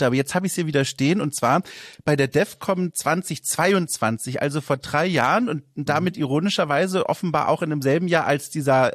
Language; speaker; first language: German; native; German